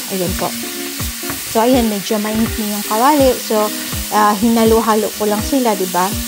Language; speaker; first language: Filipino; non-native, local second language; Cebuano